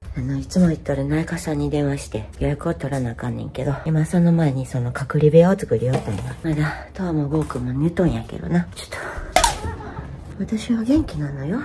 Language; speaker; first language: Japanese; native; Japanese